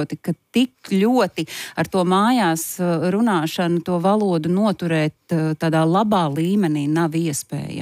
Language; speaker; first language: Latvian; native; Latvian